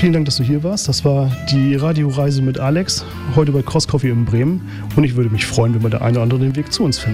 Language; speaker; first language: German; native; German